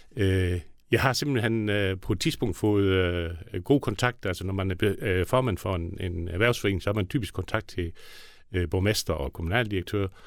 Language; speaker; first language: Danish; native; Danish